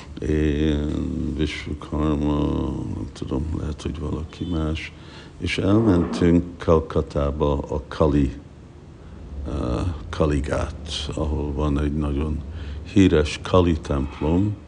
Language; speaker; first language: Hungarian; early bilingual, heritage; Hungarian